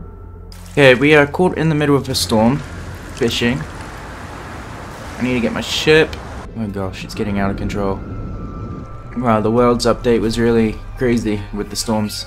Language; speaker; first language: English; native; English